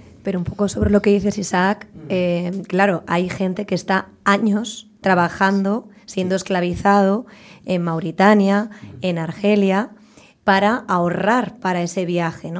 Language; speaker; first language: Spanish; native; Spanish